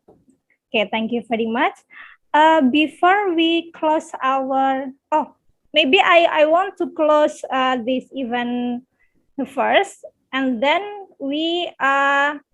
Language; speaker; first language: English; non-native, learner; Indonesian